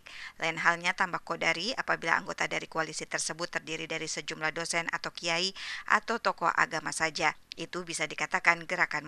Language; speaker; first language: Indonesian; native; Indonesian